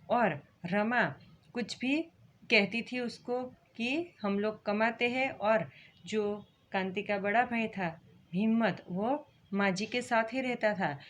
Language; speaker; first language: Hindi; non-native, local second language; Gujarati